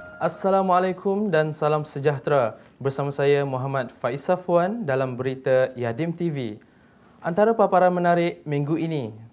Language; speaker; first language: Malay; native; Malay